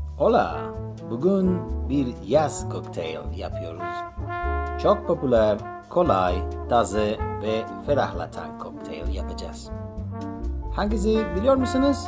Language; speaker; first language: Turkish; non-native, learner; Spanish